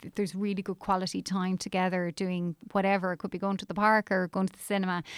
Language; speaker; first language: English; native; English